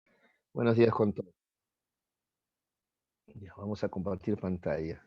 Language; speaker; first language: Spanish; native; Spanish